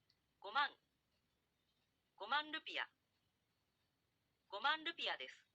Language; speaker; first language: Japanese; non-native, learner; Indonesian